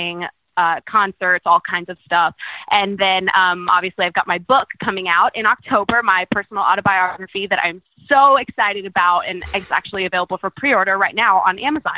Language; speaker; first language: English; native; English